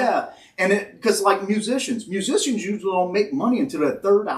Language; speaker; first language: English; native; English